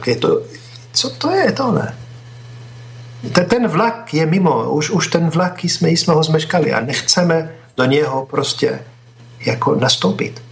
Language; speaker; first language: Czech; non-native, fluent; Arabic